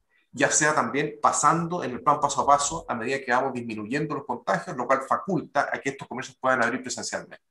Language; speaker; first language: Spanish; native; Spanish